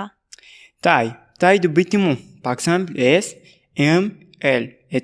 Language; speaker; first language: French; non-native, learner; Spanish